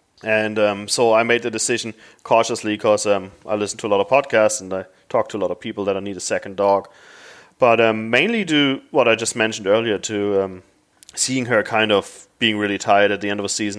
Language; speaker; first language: English; non-native, fluent; German